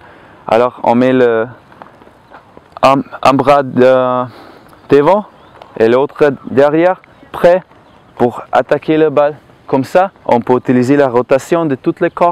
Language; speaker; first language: French; non-native, learner; Slovenian